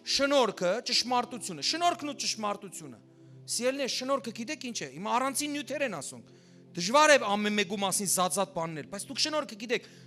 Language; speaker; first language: Armenian; early bilingual, heritage; Armenian